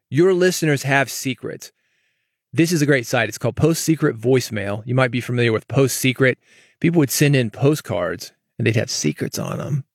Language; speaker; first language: English; native; English